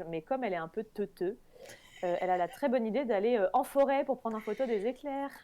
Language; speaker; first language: French; native; French